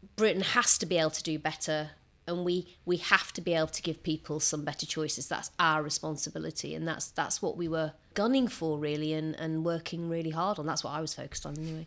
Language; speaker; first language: English; native; English